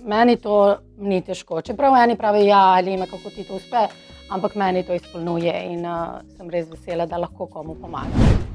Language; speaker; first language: Slovenian; non-native, fluent; Albanian